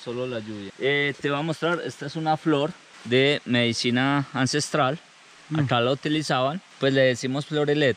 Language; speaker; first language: Spanish; native; Spanish